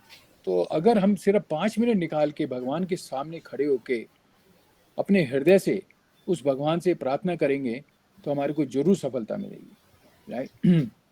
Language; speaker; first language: Hindi; native; Hindi